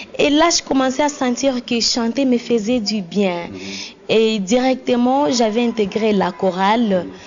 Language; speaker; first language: French; non-native, local second language; Swahili